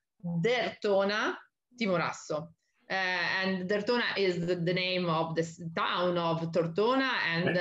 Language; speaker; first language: English; non-native, learner; Italian